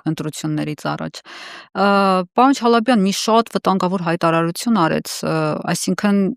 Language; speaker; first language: Armenian; native; Armenian